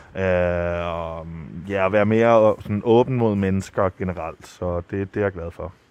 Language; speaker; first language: Danish; early bilingual, heritage; Italian